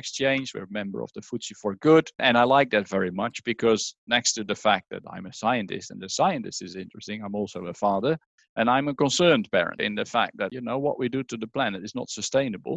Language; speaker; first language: English; non-native, fluent; Dutch